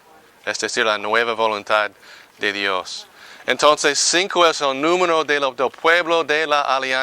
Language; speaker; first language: Spanish; non-native, fluent; English